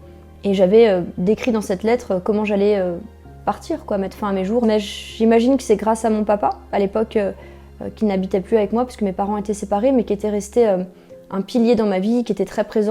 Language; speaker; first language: French; native; French